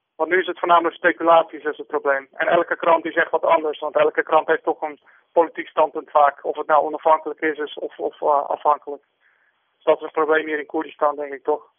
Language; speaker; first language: Dutch; native; Dutch